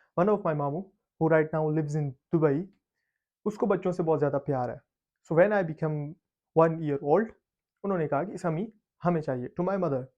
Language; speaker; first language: Urdu; native; Urdu